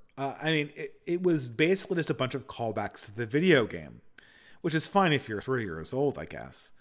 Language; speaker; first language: English; native; English